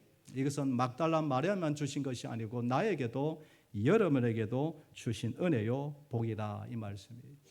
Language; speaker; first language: Korean; native; Korean